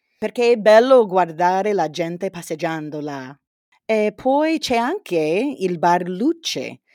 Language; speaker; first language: Italian; non-native, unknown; English